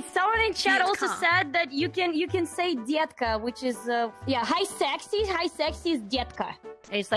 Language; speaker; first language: English; non-native, fluent; Russian